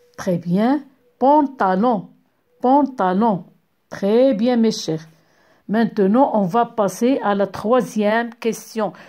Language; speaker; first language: French; non-native, local second language; Arabic